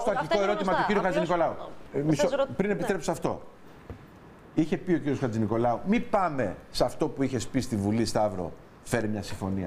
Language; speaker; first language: Greek; native; Greek